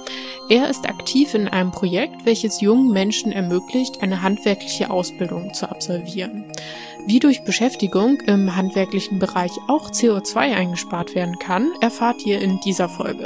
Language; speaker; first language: German; native; German